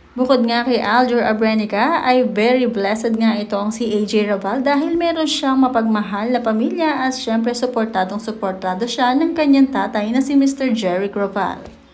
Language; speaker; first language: Filipino; native; Filipino